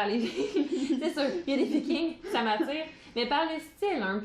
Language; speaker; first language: French; native; French